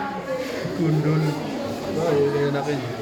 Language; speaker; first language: Indonesian; native; Indonesian